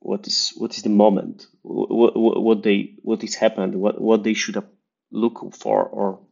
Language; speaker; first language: English; non-native, fluent; Polish